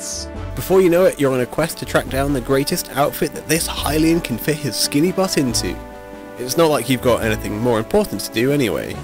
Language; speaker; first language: English; native; English